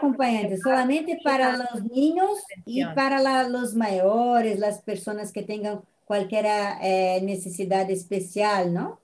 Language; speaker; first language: Spanish; non-native, fluent; Portuguese